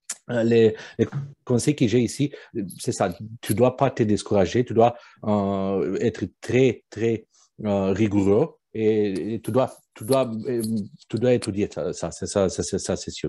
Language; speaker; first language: French; non-native, fluent; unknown